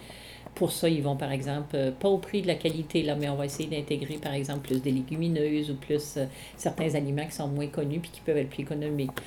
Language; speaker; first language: French; native; French